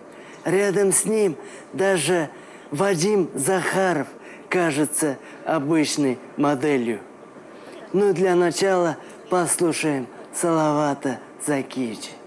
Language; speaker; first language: Russian; non-native, local second language; Tatar